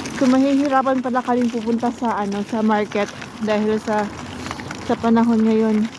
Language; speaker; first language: Filipino; non-native, local second language; Cebuano